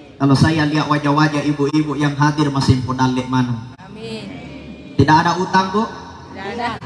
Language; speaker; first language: Indonesian; non-native, local second language; Buginese